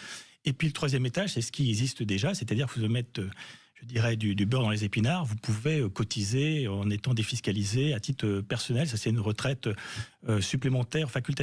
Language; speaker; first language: French; native; French